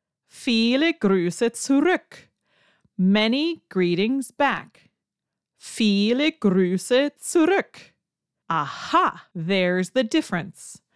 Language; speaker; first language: German; non-native, fluent; English